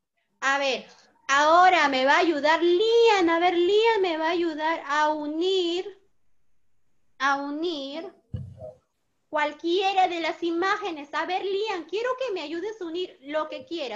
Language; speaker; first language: Spanish; native; Spanish